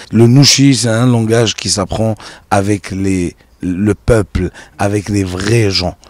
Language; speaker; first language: French; non-native, local second language; Arabic